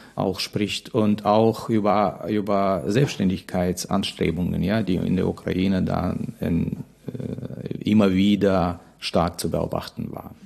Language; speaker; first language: German; non-native, fluent; Ukrainian